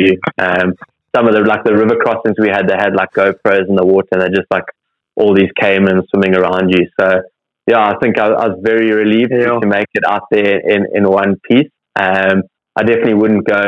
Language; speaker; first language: English; native; English